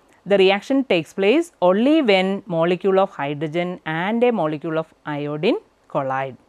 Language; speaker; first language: English; non-native, local second language; Malayalam